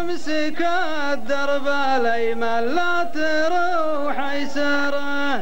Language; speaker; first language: Arabic; native; Arabic